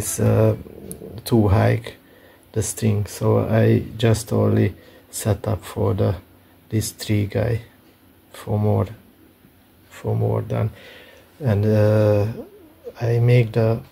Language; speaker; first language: English; non-native, learner; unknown